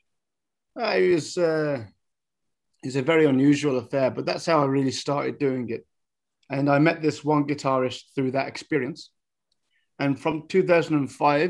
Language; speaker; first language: English; native; English